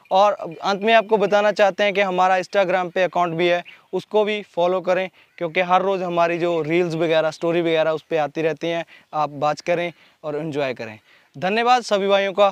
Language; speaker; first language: Hindi; non-native, local second language; Punjabi